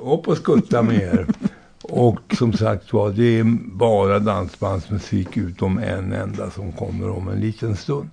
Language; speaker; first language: Swedish; native; Swedish